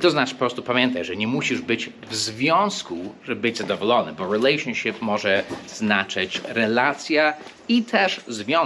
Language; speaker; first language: Polish; non-native, fluent; English